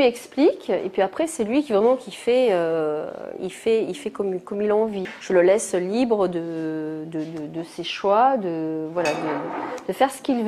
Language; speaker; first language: French; native; French